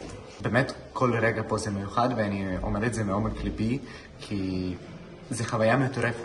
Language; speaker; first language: Hebrew; non-native, fluent; Russian